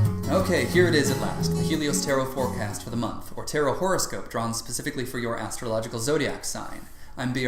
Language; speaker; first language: English; native; English